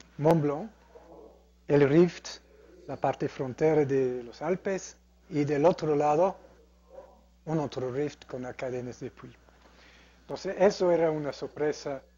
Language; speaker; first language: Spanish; non-native, fluent; English